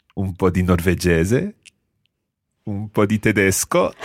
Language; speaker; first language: Italian; non-native, fluent; English